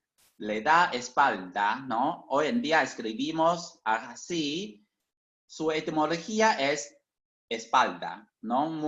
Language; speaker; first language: Spanish; non-native, fluent; Chinese